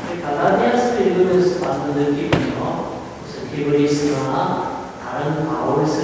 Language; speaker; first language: Korean; native; Korean